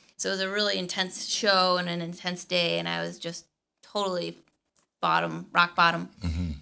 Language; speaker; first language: English; native; English